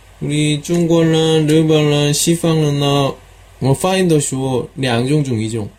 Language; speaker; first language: Chinese; non-native, learner; Korean